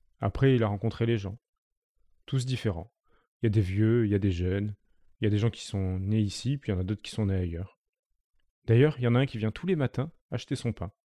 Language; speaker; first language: French; native; French